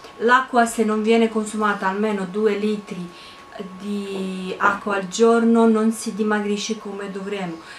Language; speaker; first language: Italian; non-native, fluent; Romanian